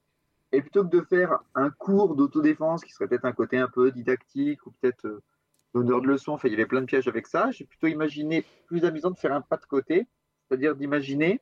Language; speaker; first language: French; native; French